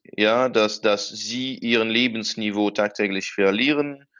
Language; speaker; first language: German; non-native, fluent; Russian